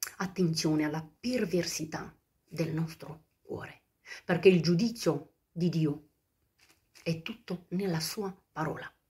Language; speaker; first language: Italian; non-native, fluent; Romanian